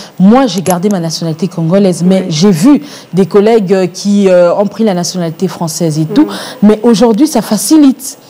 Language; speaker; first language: French; non-native, local second language; Lingala